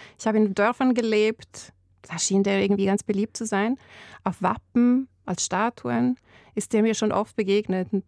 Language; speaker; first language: German; early bilingual, other home language; Albanian